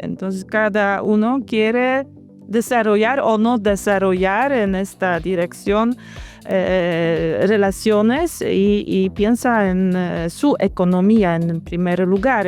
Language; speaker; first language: Spanish; non-native, fluent; Polish